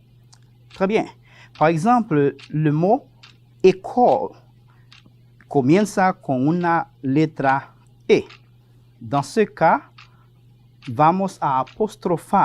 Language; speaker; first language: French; non-native, fluent; Spanish